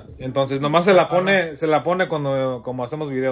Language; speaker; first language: Spanish; early bilingual, heritage; Spanish